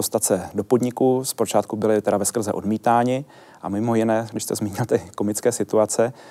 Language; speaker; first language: Czech; native; Czech